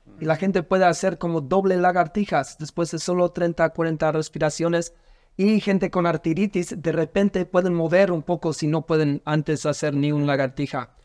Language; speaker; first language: Spanish; non-native, learner; English